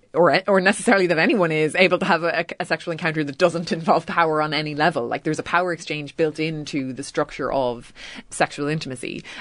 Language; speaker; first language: English; native; English